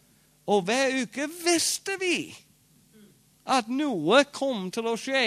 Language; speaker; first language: Norwegian; non-native, fluent; English